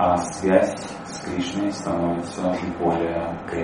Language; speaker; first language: Russian; native; Russian